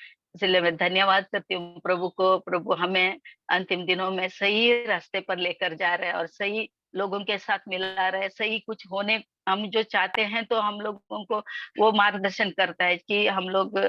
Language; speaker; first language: Hindi; non-native, local second language; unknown